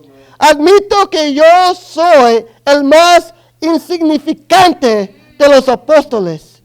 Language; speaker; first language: Spanish; early bilingual, other home language; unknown